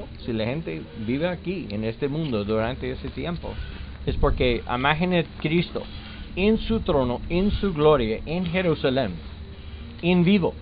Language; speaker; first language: Spanish; non-native, learner; English